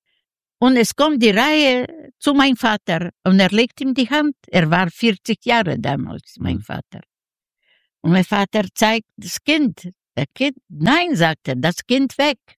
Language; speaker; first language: German; non-native, learner; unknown